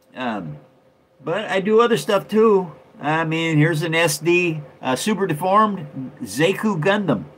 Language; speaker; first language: English; native; English